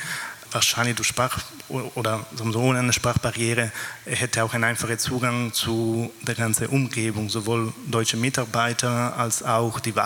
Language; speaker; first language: German; non-native, fluent; Italian